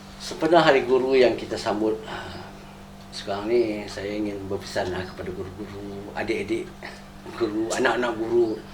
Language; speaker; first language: Malay; native; Malay